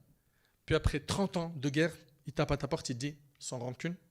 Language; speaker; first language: French; native; French